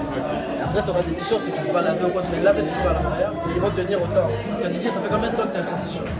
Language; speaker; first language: French; early bilingual, other home language; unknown